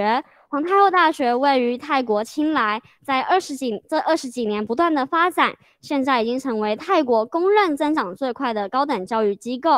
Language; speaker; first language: Chinese; native; Chinese